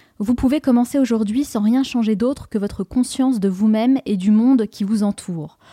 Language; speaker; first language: French; native; French